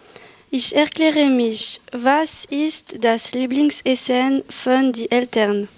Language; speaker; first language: German; non-native, learner; French